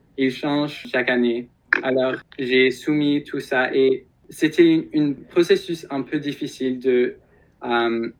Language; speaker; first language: French; non-native, local second language; English